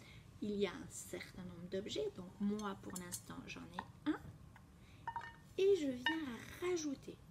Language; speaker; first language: French; native; French